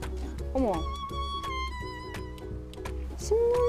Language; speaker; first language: Korean; native; Korean